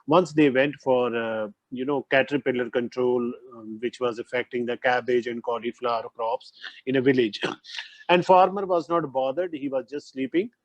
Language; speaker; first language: English; non-native, local second language; Punjabi